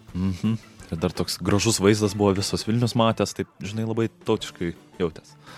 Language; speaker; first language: Lithuanian; early bilingual, heritage; Lithuanian